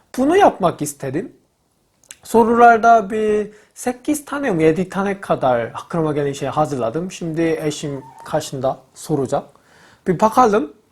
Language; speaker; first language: Turkish; non-native, learner; Korean